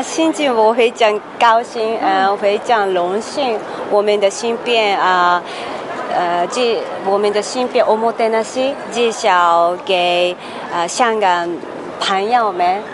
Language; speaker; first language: Chinese; non-native, learner; Japanese